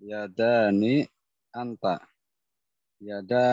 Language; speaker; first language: Arabic; non-native, learner; Indonesian